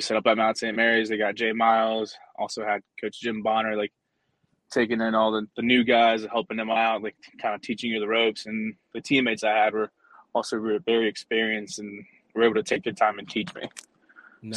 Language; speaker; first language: English; early bilingual, other home language; Spanish